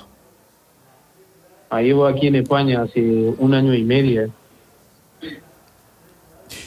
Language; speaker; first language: Spanish; non-native, learner; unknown